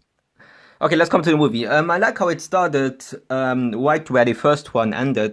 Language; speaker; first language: English; non-native, fluent; German